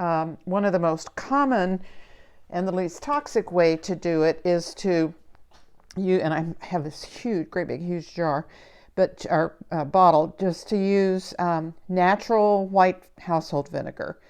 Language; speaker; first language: English; native; English